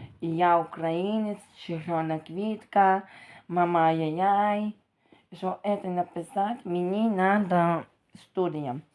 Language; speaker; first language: Ukrainian; non-native, local second language; Russian